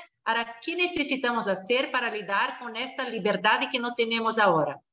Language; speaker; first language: Spanish; non-native, fluent; Portuguese